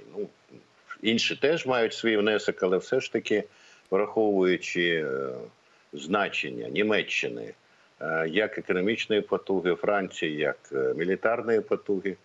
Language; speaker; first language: Ukrainian; native; Ukrainian